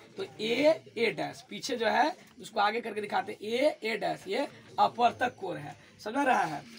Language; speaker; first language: Hindi; native; Hindi